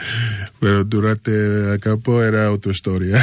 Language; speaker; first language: Spanish; non-native, learner; English